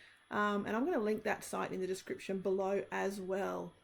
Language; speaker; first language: English; native; English